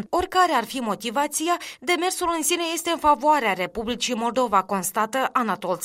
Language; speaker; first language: Romanian; native; Romanian